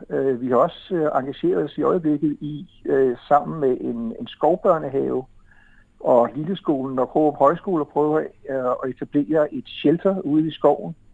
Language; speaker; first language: Danish; native; Danish